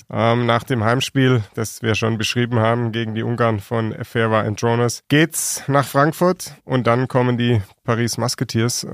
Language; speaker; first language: German; native; German